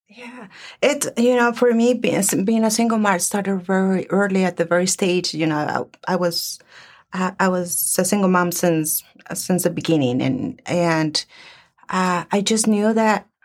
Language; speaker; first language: English; early bilingual, other home language; Spanish